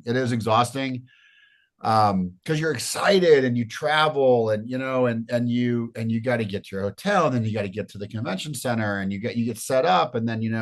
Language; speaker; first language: English; native; English